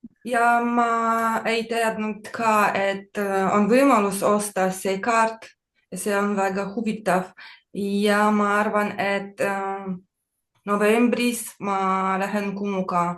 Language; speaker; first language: Estonian; non-native, learner; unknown